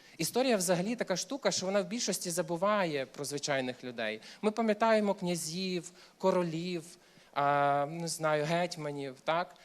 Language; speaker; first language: Ukrainian; native; Ukrainian